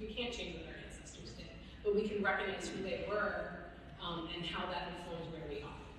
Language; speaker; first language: English; native; English